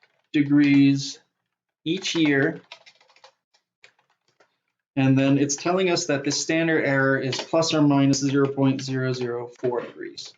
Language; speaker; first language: English; native; English